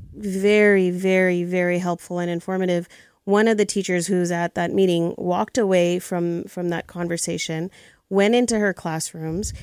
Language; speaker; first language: English; early bilingual, other home language; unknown